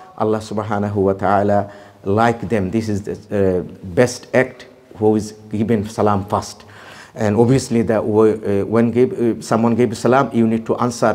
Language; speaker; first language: English; non-native, local second language; Bangla